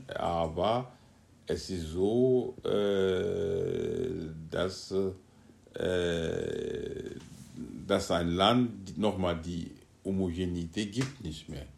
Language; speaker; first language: German; non-native, fluent; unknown